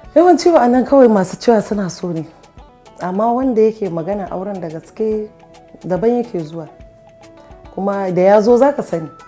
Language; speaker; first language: Hausa; non-native, local second language; Yoruba